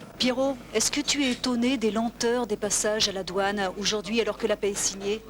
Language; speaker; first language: French; native; French